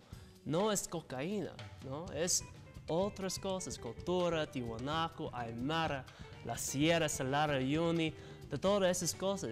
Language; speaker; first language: Spanish; non-native, learner; English